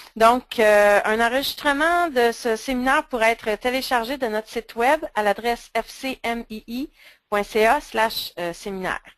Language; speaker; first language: French; native; French